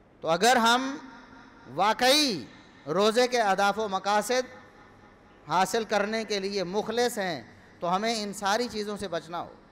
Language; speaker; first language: Urdu; non-native, local second language; Punjabi